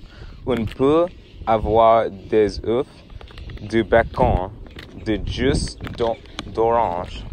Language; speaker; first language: French; non-native, learner; English